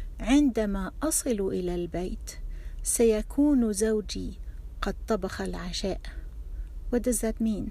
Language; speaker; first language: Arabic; non-native, fluent; English